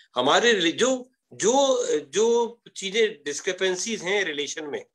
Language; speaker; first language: Hindi; native; Hindi